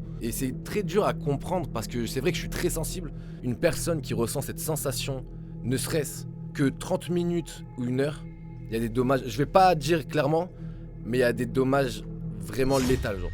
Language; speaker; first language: French; native; French